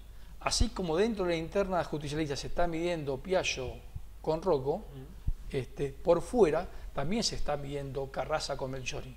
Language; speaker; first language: Spanish; native; Spanish